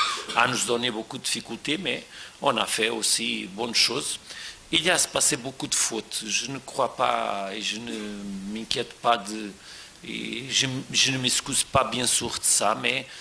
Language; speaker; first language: French; non-native, fluent; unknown